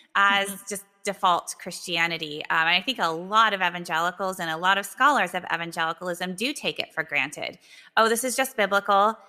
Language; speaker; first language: English; native; English